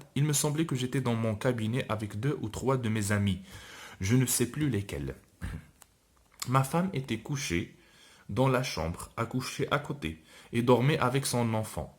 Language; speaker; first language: French; non-native, local second language; Arabic